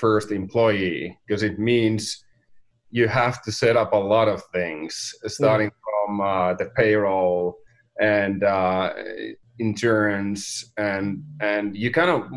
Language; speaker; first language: English; non-native, fluent; Finnish